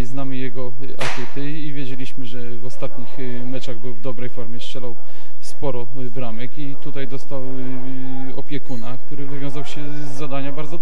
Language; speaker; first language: Polish; native; Polish